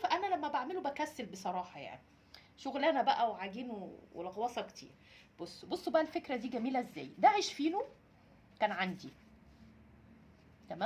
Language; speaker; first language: Arabic; native; Arabic